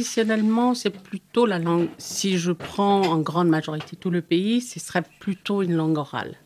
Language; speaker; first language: French; non-native, fluent; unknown